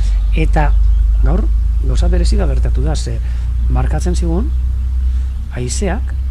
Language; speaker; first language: Basque; native; Basque